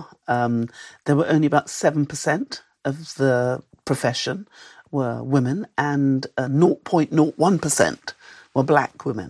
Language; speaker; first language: English; native; English